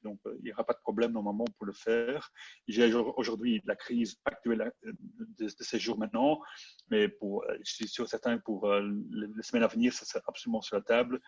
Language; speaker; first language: French; non-native, local second language; Dutch